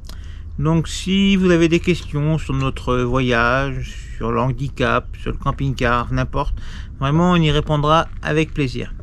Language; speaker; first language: French; native; French